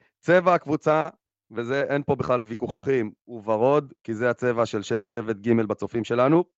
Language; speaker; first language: Hebrew; native; Hebrew